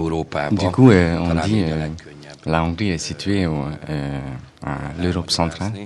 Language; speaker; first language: French; non-native, fluent; Hungarian